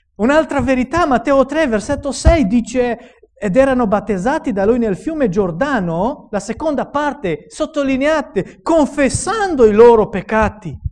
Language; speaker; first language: Italian; non-native, fluent; Romanian